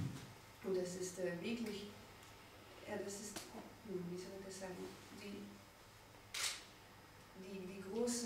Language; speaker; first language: German; non-native, fluent; Dutch